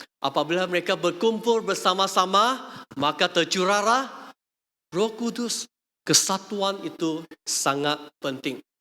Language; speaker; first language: Malay; non-native, local second language; Chinese